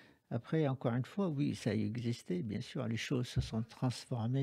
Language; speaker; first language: French; non-native, fluent; Arabic